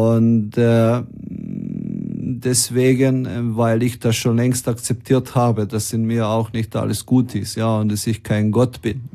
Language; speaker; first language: German; non-native, fluent; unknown